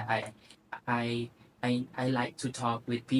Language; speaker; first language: English; non-native, learner; Thai